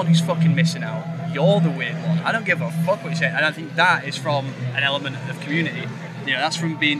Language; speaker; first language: English; native; English